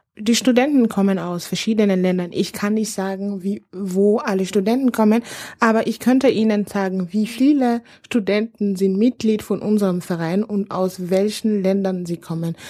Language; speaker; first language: German; non-native, fluent; Bambara